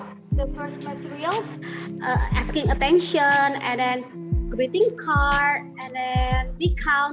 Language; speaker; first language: English; non-native, learner; Indonesian